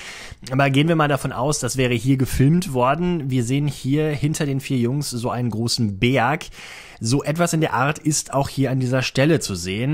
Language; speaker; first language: German; native; German